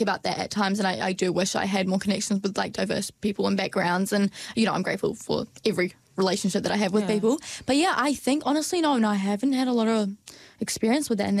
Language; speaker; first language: English; non-native, local second language; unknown